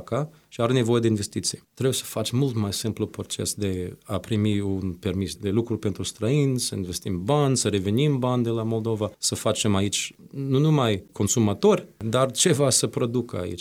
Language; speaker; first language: Romanian; non-native, fluent; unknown